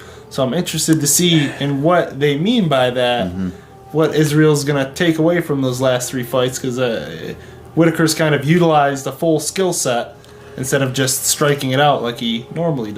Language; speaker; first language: English; native; English